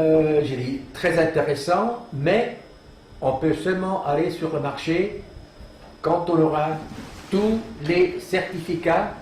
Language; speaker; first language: French; non-native, fluent; German